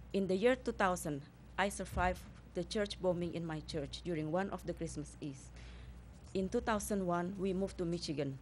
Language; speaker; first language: English; non-native, fluent; Indonesian